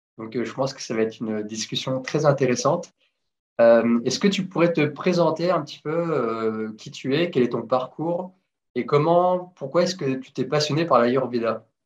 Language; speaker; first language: French; native; French